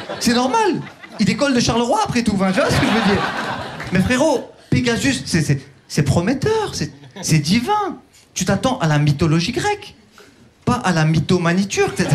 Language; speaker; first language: French; early bilingual, other home language; Turkish